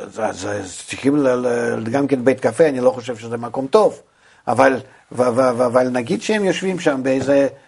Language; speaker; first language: Hebrew; non-native, fluent; Russian